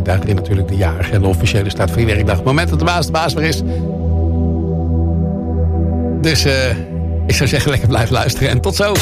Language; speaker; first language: Dutch; native; Dutch